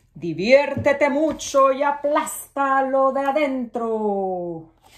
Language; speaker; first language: Spanish; early bilingual, other home language; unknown